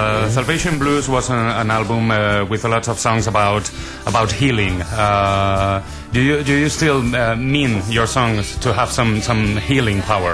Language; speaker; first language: English; non-native, fluent; Spanish